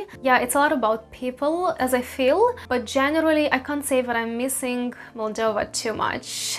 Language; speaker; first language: English; non-native, fluent; Russian